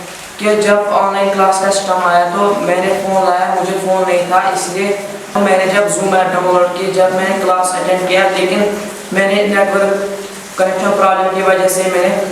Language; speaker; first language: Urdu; non-native, local second language; Kashmiri